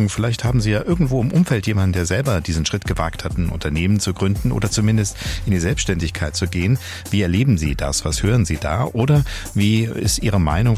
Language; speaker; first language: German; native; German